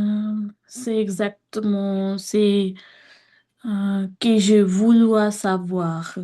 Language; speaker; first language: French; non-native, learner; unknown